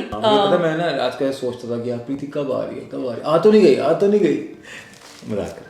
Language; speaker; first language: Hindi; native; Hindi